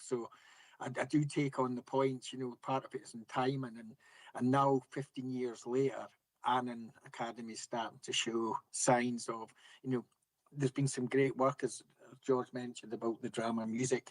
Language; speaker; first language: English; native; English